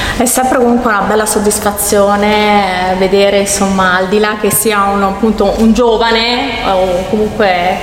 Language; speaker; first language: Italian; native; Italian